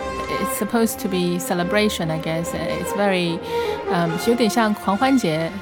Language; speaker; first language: English; non-native, fluent; Chinese